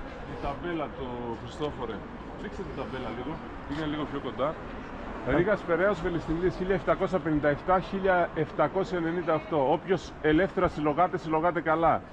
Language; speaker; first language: Greek; native; Greek